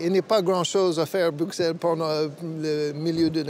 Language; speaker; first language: French; non-native, fluent; English